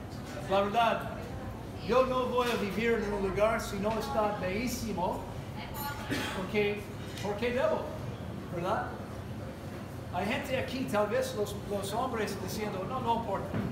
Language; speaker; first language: Spanish; non-native, learner; English